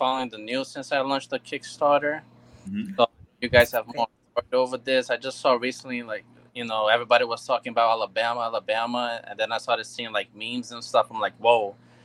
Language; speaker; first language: English; non-native, fluent; Portuguese